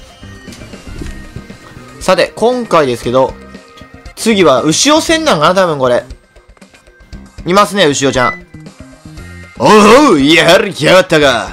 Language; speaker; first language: Japanese; native; Japanese